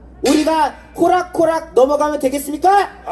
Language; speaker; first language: Korean; native; Korean